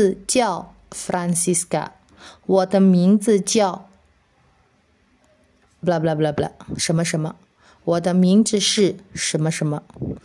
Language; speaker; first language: Chinese; non-native, fluent; Indonesian